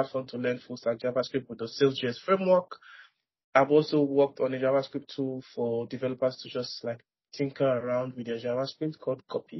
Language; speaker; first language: English; non-native, local second language; Yoruba